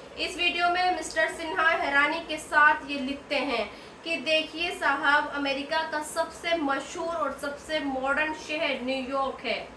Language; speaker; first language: Hindi; native; Hindi